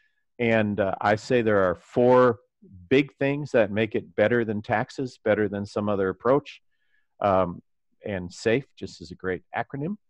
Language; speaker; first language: English; native; English